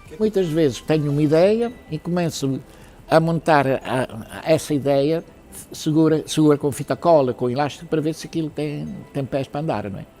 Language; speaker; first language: Portuguese; early bilingual, other home language; Italian